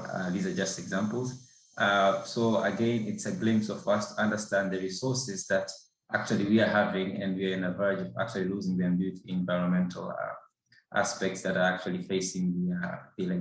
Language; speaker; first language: English; non-native, local second language; Swahili